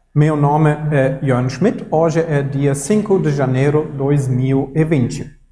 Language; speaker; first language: Portuguese; non-native, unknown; German